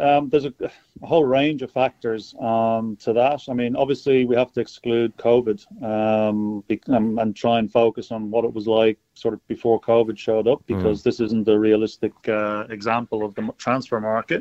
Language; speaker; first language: English; native; English